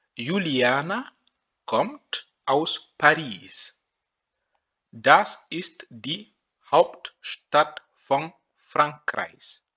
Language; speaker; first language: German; non-native, fluent; French